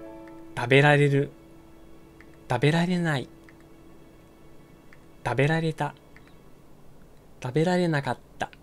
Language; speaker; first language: Japanese; non-native, fluent; Portuguese